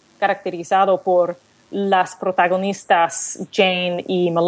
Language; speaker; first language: Spanish; non-native, learner; English